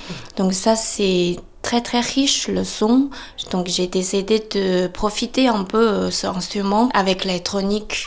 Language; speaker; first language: French; non-native, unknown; Chinese